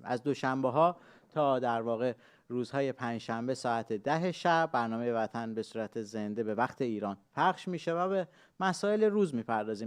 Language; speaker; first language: Persian; native; Persian